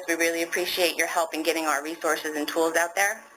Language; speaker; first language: English; native; English